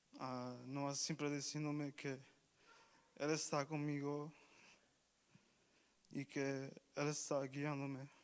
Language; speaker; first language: Spanish; early bilingual, heritage; Spanish